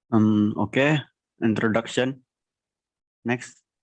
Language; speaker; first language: English; non-native, learner; Indonesian